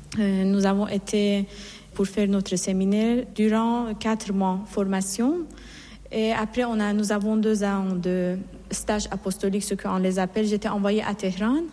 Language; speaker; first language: French; non-native, fluent; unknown